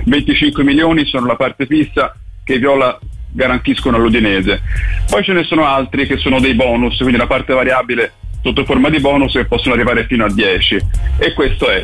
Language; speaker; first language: Italian; native; Italian